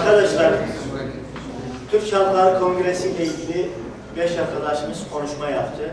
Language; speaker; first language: Turkish; native; Turkish